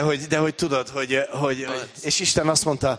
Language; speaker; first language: Hungarian; native; Hungarian